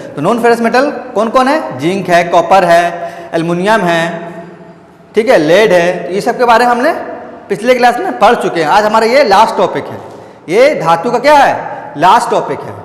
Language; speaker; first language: Hindi; native; Hindi